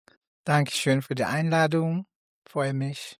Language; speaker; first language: German; non-native, learner; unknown